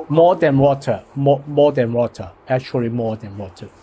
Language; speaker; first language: English; non-native, learner; Cantonese